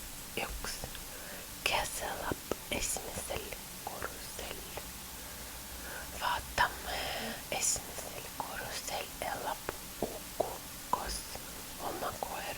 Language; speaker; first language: Estonian; non-native, learner; Russian